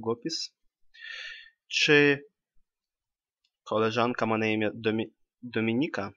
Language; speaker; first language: Polish; non-native, learner; Russian